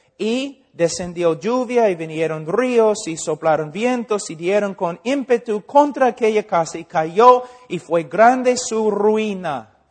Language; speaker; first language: Spanish; non-native, fluent; English